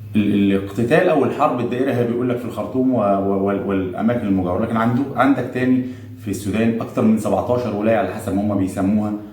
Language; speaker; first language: Egyptian Arabic; native; Egyptian Arabic